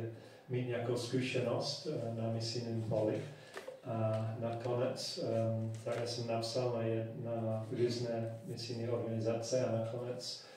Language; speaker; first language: Czech; non-native, fluent; English